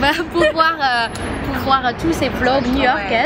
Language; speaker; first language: French; non-native, fluent; English